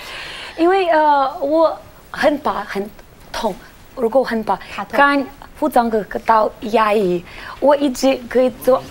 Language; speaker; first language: Chinese; non-native, learner; Russian